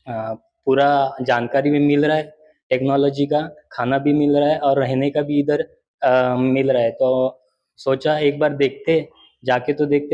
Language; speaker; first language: Hindi; non-native, local second language; Marathi